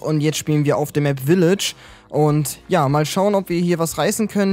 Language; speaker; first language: German; native; German